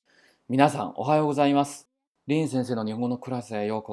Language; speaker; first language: Japanese; non-native, fluent; Chinese